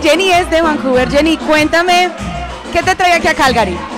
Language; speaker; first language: Spanish; native; Spanish